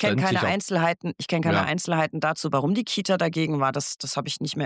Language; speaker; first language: German; native; German